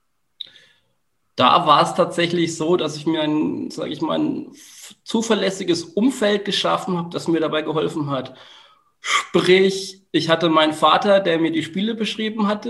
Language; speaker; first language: German; native; German